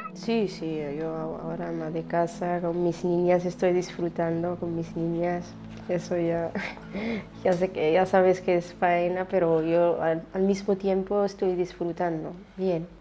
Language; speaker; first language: Spanish; non-native, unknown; Riffian